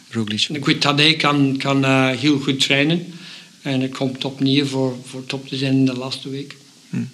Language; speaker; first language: Dutch; non-native, fluent; English